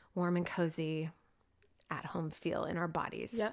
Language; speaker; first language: English; native; English